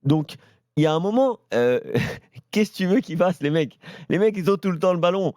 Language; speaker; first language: French; native; French